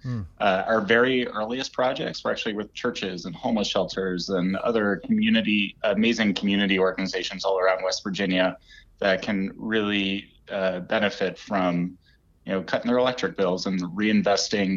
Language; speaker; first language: English; native; English